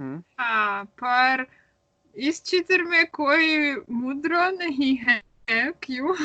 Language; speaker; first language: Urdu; non-native, learner; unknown